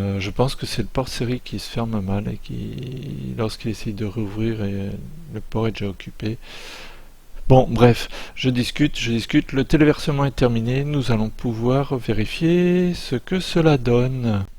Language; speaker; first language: French; native; French